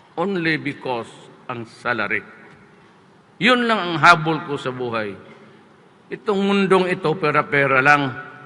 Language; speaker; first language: Filipino; non-native, local second language; Cebuano